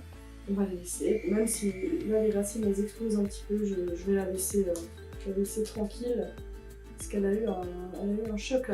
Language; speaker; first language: French; native; French